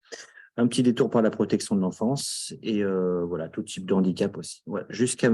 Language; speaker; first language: French; native; French